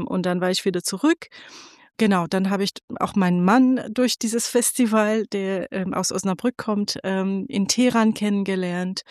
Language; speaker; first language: German; non-native, fluent; Persian